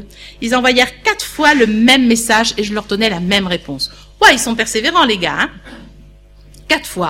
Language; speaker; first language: French; native; French